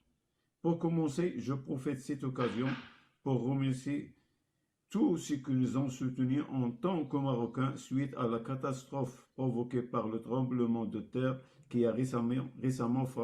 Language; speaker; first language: French; non-native, local second language; Arabic